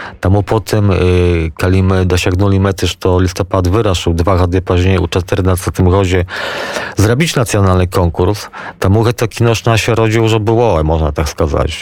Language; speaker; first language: Polish; non-native, local second language; Belarusian